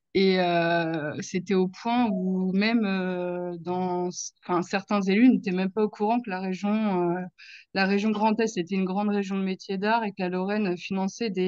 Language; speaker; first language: French; native; French